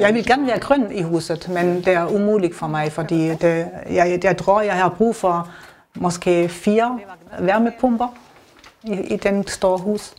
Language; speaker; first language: Danish; non-native, learner; German